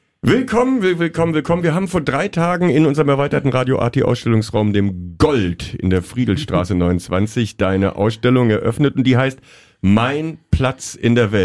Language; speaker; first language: German; native; German